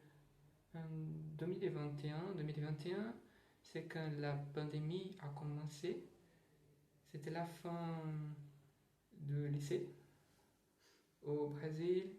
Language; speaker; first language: French; non-native, learner; Portuguese